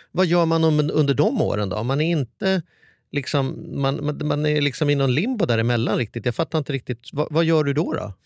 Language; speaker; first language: Swedish; native; Swedish